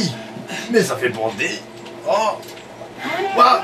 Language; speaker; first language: French; native; French